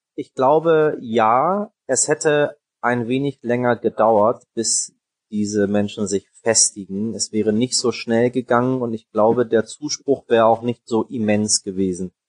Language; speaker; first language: German; early bilingual, other home language; Persian